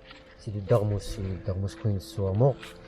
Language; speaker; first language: French; non-native, learner; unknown